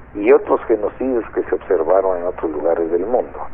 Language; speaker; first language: Spanish; native; Spanish